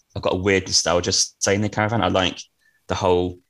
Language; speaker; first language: English; native; English